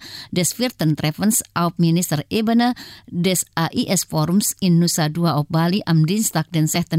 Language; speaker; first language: German; non-native, fluent; Indonesian